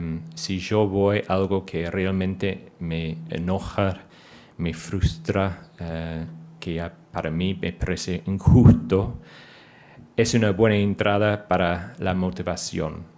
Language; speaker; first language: Spanish; non-native, fluent; English